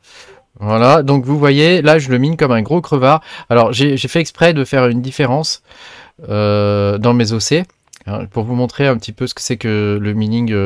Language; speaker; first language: French; native; French